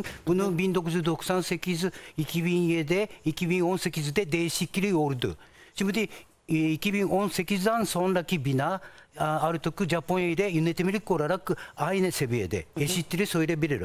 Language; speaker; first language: Turkish; non-native, fluent; Japanese